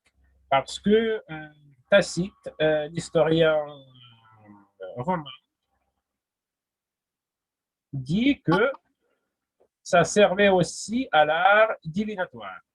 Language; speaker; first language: French; non-native, fluent; Russian